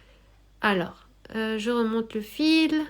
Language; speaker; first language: French; native; French